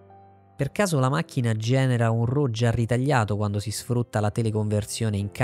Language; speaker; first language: Italian; native; Italian